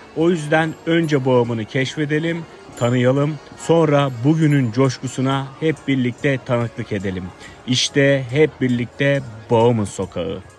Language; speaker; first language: Turkish; native; Turkish